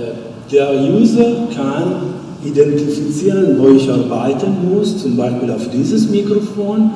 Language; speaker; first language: German; non-native, fluent; Italian